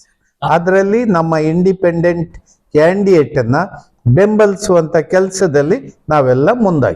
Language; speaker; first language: Kannada; native; Kannada